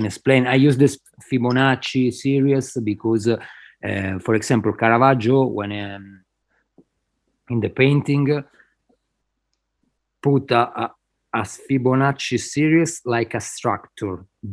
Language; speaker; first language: English; non-native, fluent; Spanish